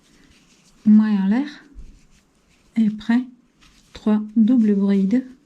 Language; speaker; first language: French; non-native, fluent; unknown